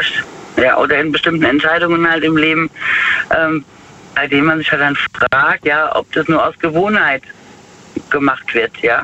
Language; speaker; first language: German; native; German